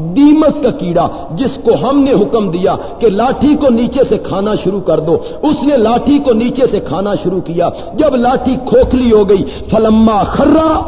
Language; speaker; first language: Urdu; non-native, local second language; Punjabi